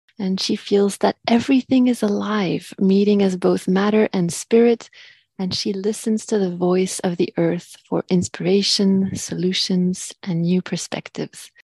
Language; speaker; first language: English; non-native, fluent; French